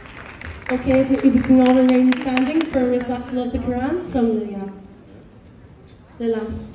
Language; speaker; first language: English; native; English